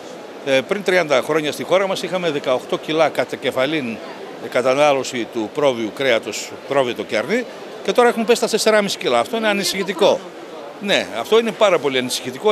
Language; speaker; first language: Greek; native; Greek